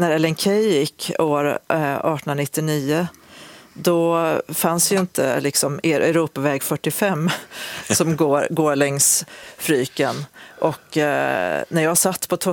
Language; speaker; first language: Swedish; native; Swedish